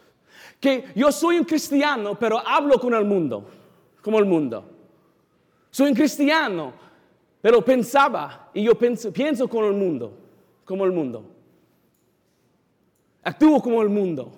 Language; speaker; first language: Spanish; non-native, fluent; English